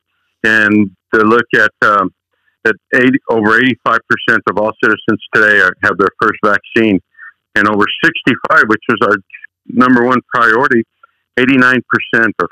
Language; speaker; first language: English; early bilingual, other home language; Spanish